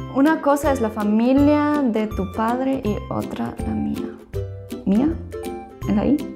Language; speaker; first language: Spanish; non-native, fluent; German